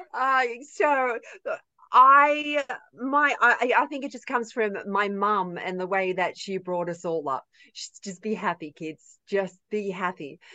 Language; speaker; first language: English; native; English